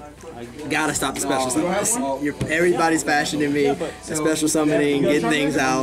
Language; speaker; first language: English; native; English